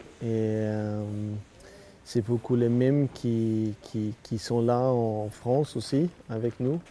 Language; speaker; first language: French; non-native, learner; Swedish